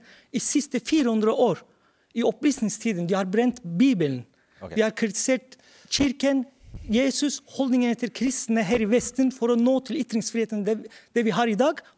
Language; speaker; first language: Norwegian; non-native, fluent; Turkish